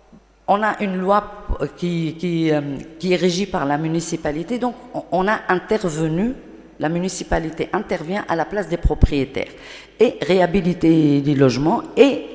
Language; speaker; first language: French; non-native, local second language; Arabic